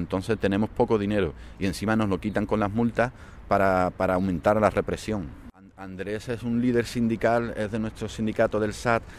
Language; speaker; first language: Spanish; native; Spanish